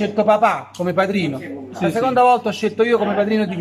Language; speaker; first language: Italian; native; Italian